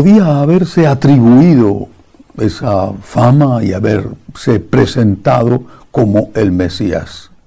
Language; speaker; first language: Spanish; native; Spanish